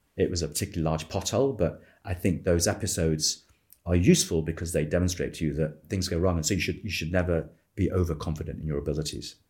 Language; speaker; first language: English; native; English